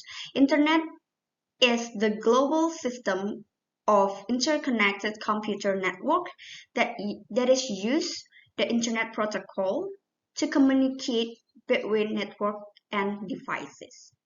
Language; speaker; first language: English; non-native, learner; Indonesian